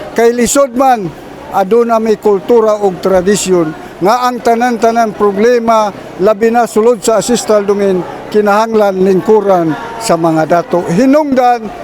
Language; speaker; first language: Cebuano; non-native, local second language; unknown